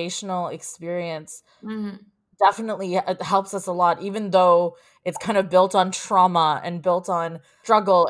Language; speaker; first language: English; native; English